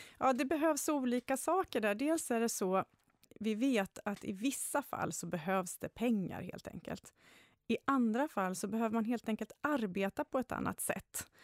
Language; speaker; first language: Swedish; native; Swedish